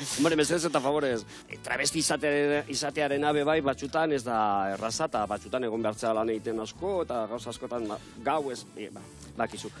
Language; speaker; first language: Basque; non-native, local second language; Spanish